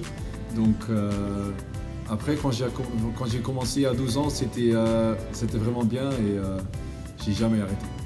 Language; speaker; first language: French; non-native, learner; Dutch